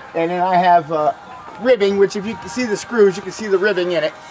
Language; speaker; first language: English; native; English